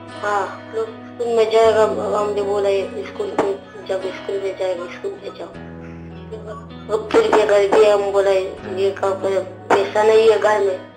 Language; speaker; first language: Hindi; non-native, local second language; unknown